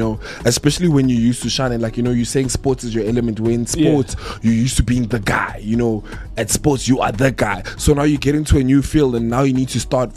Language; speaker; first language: English; non-native, local second language; Tswana